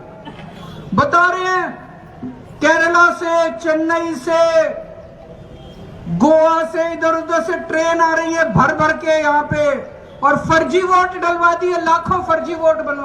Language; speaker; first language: Hindi; native; Hindi